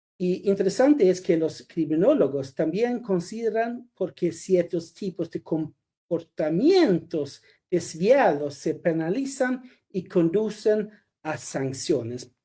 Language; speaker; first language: Spanish; non-native, fluent; Swedish